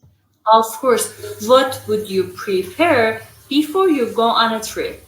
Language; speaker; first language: English; non-native, fluent; Persian